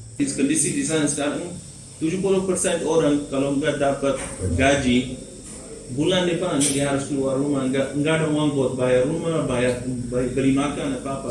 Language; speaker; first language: Indonesian; non-native, fluent; English